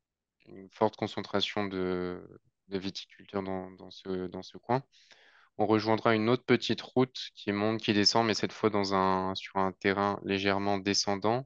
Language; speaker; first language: French; native; French